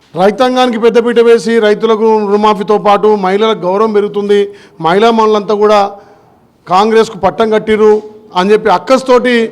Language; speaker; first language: Telugu; native; Telugu